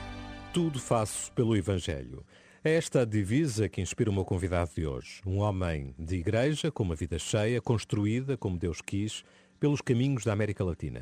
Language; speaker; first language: Portuguese; native; Portuguese